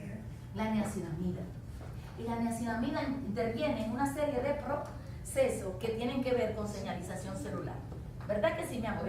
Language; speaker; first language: Spanish; native; Spanish